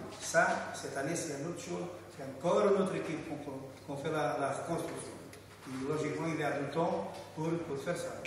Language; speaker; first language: French; non-native, fluent; Portuguese